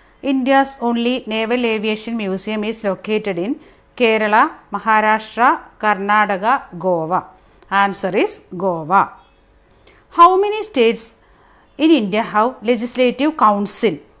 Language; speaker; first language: English; non-native, local second language; Malayalam